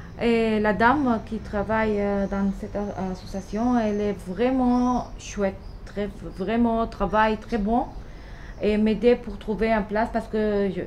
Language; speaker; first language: French; non-native, learner; Arabic